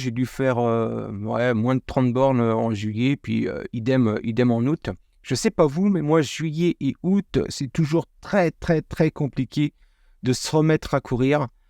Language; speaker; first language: French; native; French